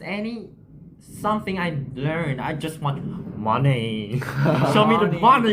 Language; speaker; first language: English; non-native, learner; Chinese